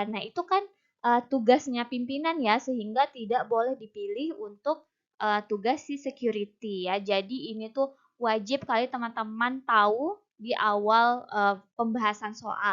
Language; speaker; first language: Indonesian; native; Indonesian